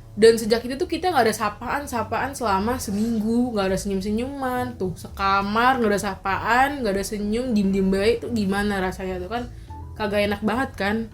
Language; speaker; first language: Indonesian; native; Indonesian